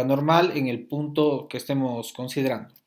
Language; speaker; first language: Spanish; native; Spanish